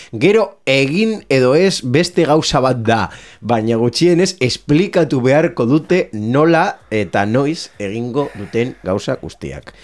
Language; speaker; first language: Basque; non-native, local second language; Spanish